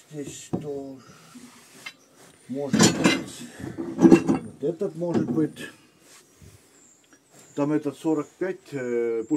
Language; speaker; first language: Russian; non-native, local second language; Estonian